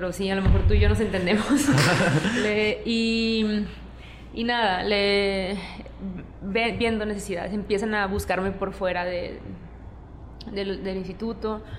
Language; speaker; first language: Spanish; native; Spanish